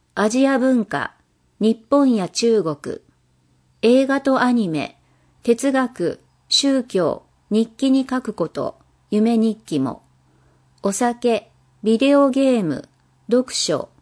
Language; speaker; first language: Japanese; non-native, fluent; English